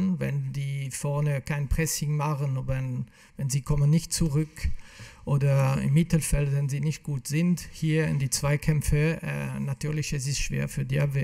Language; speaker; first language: German; non-native, local second language; French